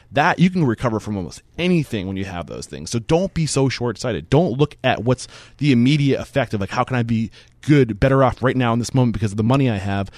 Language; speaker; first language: English; native; English